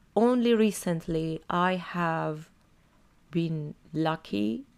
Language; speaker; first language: English; non-native, fluent; Persian